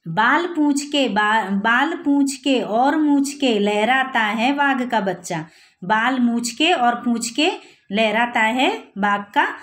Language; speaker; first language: Hindi; non-native, local second language; Gujarati